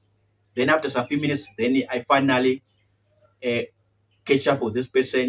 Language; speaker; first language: English; non-native, local second language; Shona